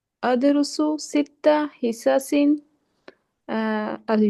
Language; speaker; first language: Arabic; non-native, learner; Urdu